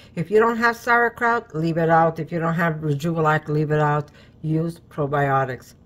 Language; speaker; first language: English; native; English